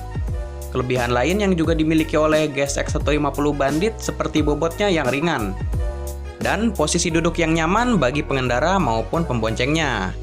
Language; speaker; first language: Indonesian; native; Indonesian